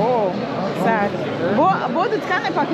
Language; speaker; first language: Turkish; non-native, learner; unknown